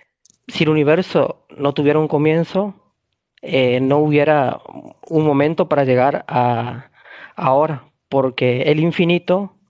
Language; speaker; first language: Spanish; native; Spanish